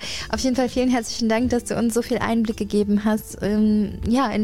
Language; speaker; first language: German; native; German